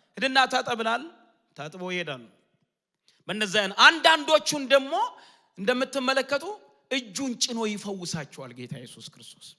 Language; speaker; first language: Amharic; non-native, local second language; Oromo